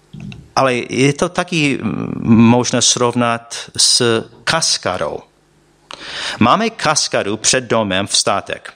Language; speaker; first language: Czech; non-native, fluent; English